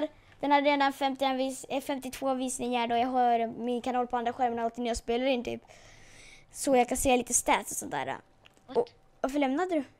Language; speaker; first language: Swedish; native; Swedish